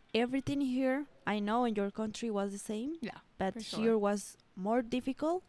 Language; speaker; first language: English; non-native, learner; Spanish